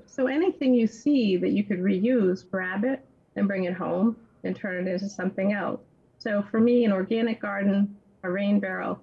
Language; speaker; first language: English; native; English